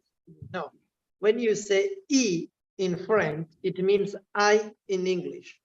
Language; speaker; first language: English; non-native, local second language; Malayalam